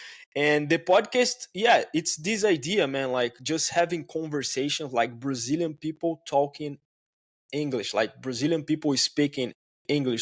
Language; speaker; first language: English; non-native, fluent; Portuguese